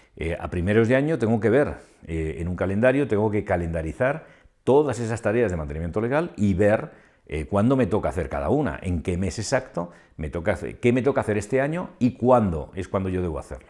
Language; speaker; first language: Spanish; native; Spanish